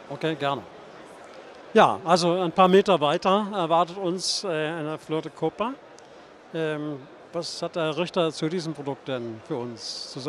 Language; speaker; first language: German; native; German